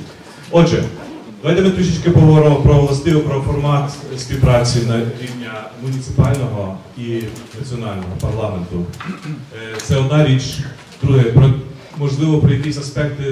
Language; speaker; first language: Ukrainian; native; Ukrainian